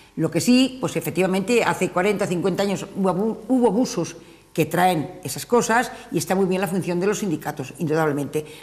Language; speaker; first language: Spanish; native; Spanish